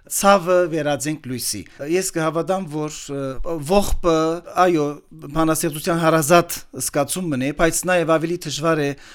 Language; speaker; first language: Armenian; early bilingual, heritage; Armenian